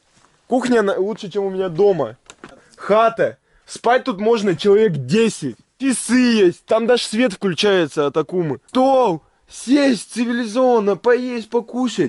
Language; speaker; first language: Russian; native; Russian